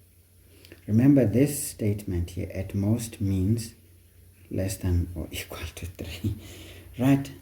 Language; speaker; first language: English; non-native, local second language; Xhosa